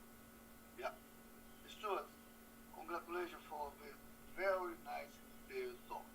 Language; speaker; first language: English; non-native, fluent; Portuguese